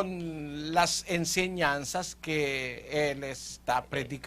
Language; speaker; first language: Spanish; non-native, fluent; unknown